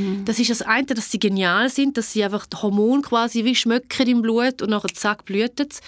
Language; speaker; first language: German; early bilingual, other home language; Albanian